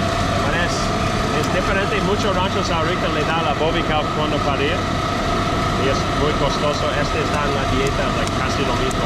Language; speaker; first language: Spanish; non-native, learner; English